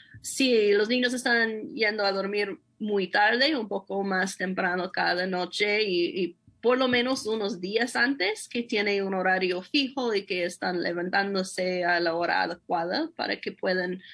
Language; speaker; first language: Spanish; non-native, fluent; English